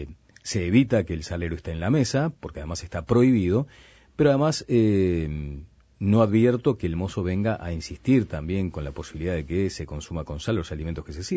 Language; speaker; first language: Spanish; native; Spanish